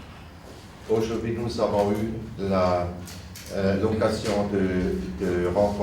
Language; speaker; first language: French; non-native, learner; German